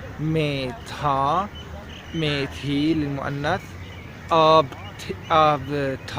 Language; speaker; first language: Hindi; non-native, fluent; Arabic